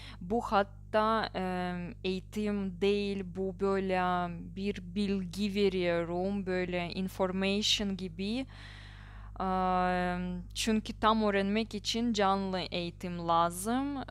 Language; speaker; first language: Turkish; non-native, learner; Russian